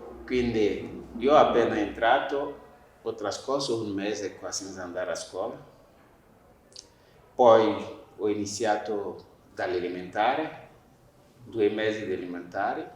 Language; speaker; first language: Italian; non-native, fluent; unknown